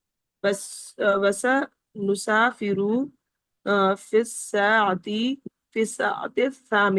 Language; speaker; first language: Arabic; non-native, learner; Urdu